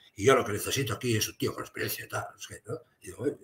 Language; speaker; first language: Spanish; native; Spanish